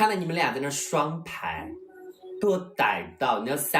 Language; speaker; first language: Chinese; native; Chinese